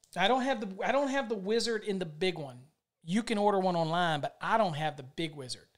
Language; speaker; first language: English; native; English